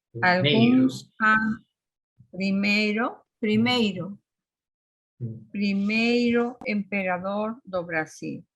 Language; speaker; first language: Portuguese; non-native, learner; Spanish